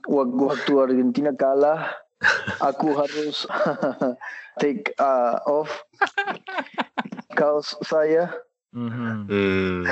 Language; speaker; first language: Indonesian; non-native, learner; Spanish